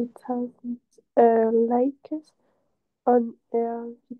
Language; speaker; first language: English; non-native, learner; French